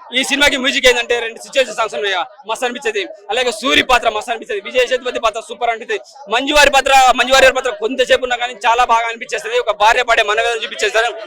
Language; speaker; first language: Telugu; native; Telugu